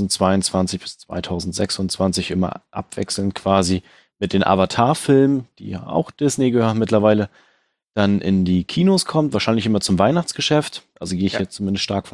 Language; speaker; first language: German; native; German